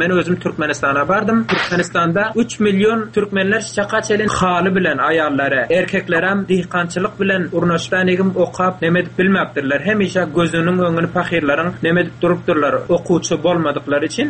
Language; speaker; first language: Turkish; non-native, learner; Turkmen